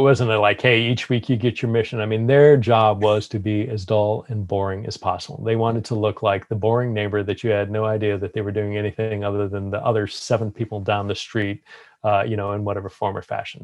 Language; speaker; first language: English; native; English